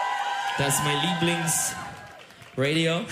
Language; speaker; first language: German; non-native, learner; Turkish